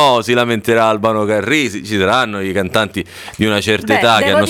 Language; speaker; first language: Italian; native; Italian